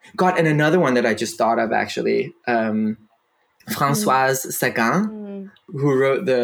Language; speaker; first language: English; non-native, fluent; Danish